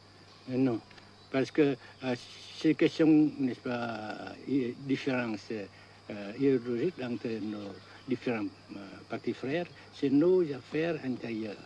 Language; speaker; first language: French; non-native, fluent; Vietnamese